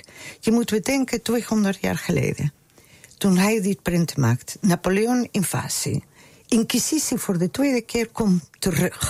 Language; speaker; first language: Dutch; non-native, fluent; Spanish